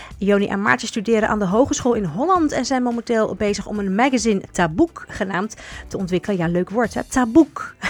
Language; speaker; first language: Dutch; native; Dutch